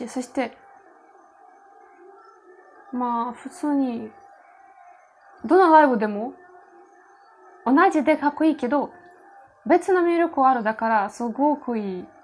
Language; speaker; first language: Japanese; non-native, learner; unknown